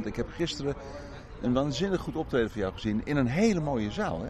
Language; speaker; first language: Dutch; native; Dutch